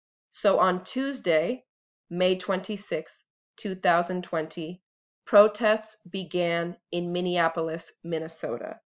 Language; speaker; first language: English; native; English